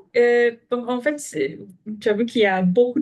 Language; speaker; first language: French; non-native, fluent; Portuguese